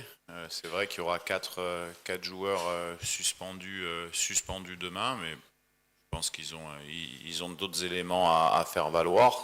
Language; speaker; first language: French; native; French